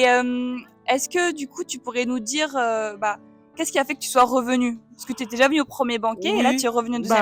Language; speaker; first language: French; native; French